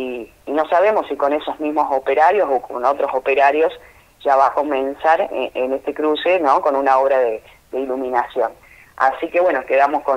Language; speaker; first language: Spanish; native; Spanish